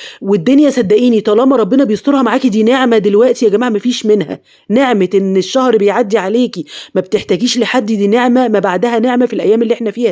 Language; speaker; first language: Arabic; native; Arabic